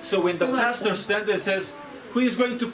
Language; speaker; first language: English; non-native, fluent; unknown